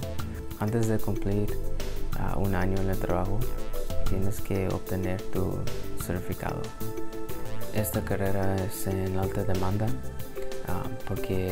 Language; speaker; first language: Spanish; early bilingual, heritage; Spanish